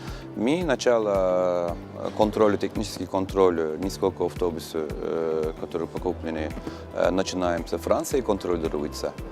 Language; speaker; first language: Russian; non-native, learner; Turkish